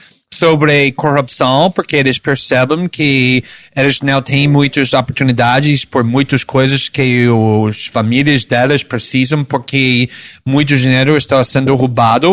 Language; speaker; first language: Portuguese; non-native, fluent; English